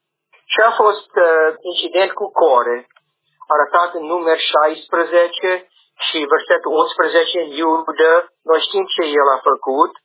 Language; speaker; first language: Romanian; non-native, learner; English